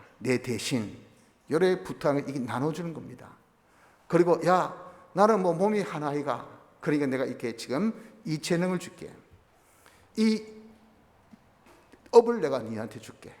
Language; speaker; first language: Korean; native; Korean